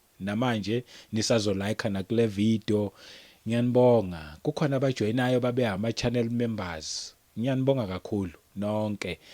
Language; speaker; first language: Zulu; native; Zulu